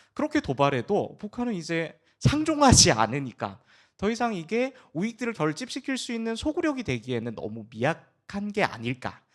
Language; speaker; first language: Korean; early bilingual, heritage; Korean